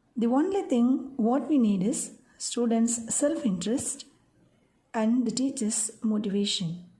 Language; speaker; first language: English; non-native, local second language; Tamil